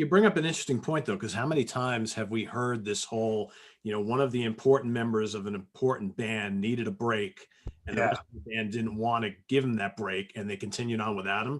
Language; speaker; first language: English; native; English